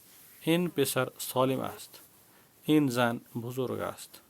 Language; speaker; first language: Persian; non-native, fluent; Urdu